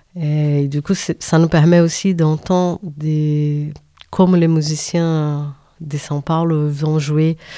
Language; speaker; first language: French; non-native, fluent; Portuguese